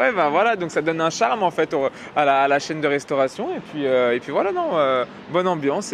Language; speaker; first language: French; native; French